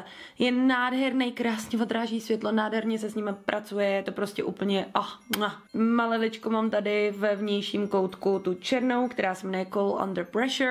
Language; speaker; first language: Czech; native; Czech